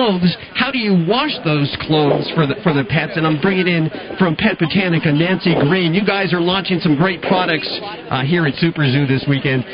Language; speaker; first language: English; native; English